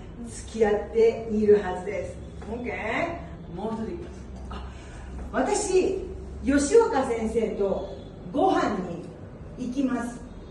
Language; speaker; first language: Japanese; non-native, learner; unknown